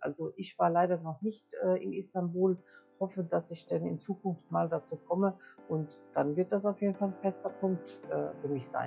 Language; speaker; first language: German; native; German